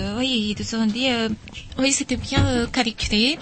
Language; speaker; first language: French; non-native, learner; Japanese